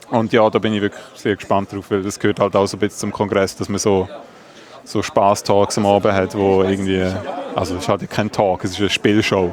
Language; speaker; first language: German; native; German